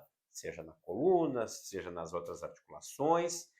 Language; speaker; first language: Portuguese; native; Portuguese